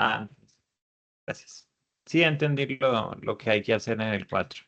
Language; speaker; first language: Spanish; native; Spanish